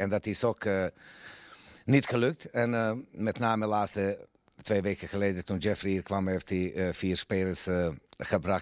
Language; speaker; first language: Dutch; non-native, fluent; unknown